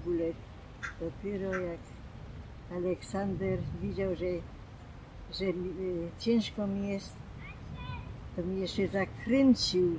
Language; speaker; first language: Polish; non-native, local second language; German